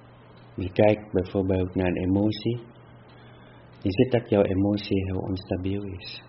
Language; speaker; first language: Dutch; non-native, fluent; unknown